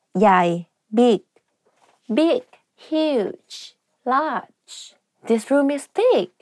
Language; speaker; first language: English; non-native, fluent; Thai